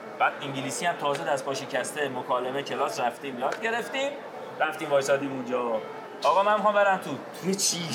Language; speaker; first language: Persian; non-native, local second language; Azerbaijani